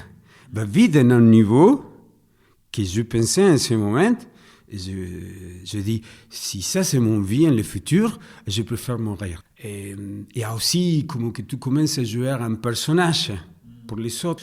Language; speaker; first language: French; non-native, fluent; Spanish